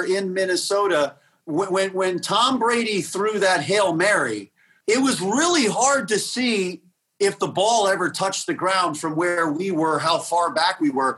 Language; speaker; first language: English; native; English